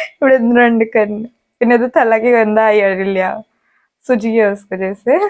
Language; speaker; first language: Malayalam; non-native, learner; Hindi